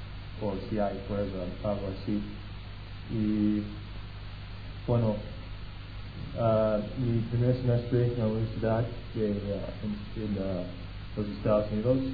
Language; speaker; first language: Spanish; non-native, fluent; English